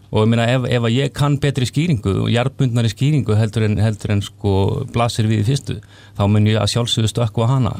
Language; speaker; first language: Icelandic; native; Icelandic